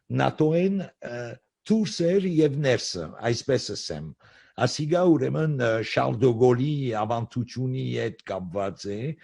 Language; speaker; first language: Armenian; early bilingual, heritage; Armenian